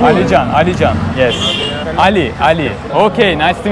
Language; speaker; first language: English; non-native, learner; Turkish